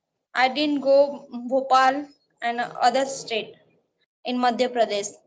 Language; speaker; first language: English; non-native, learner; Marathi